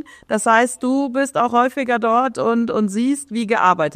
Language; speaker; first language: German; native; German